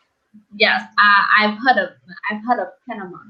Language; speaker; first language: English; non-native, learner; Vietnamese